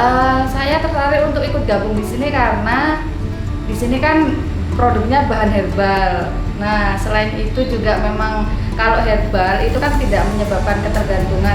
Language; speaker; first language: Indonesian; native; Indonesian